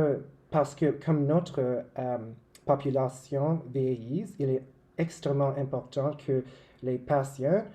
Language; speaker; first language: French; non-native, local second language; English